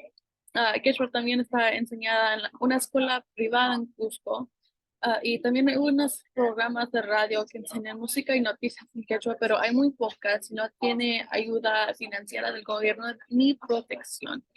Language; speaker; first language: Spanish; non-native, fluent; English